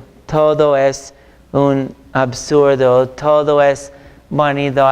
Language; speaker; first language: Spanish; non-native, fluent; English